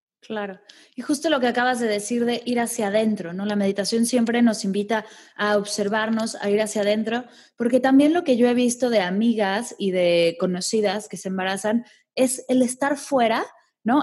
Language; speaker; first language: Spanish; native; Spanish